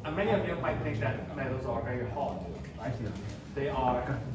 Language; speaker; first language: English; non-native, local second language; Chinese